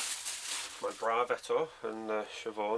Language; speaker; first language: Welsh; non-native, learner; English